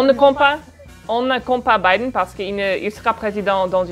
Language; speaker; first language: French; non-native, fluent; English